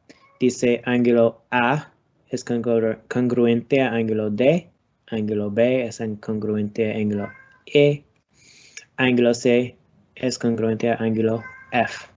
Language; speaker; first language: Spanish; non-native, learner; English